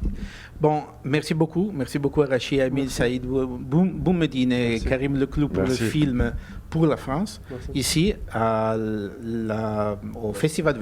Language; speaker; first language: French; non-native, fluent; Italian